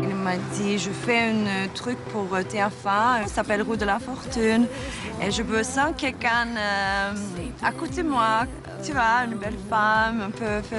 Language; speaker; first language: French; non-native, fluent; Swedish